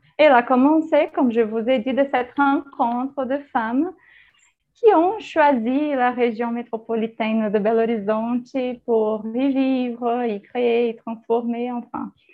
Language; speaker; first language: French; non-native, fluent; Portuguese